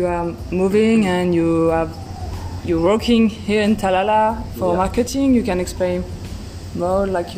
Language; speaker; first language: English; non-native, learner; French